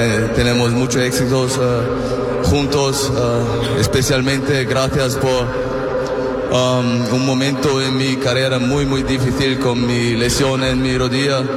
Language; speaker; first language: Spanish; non-native, learner; German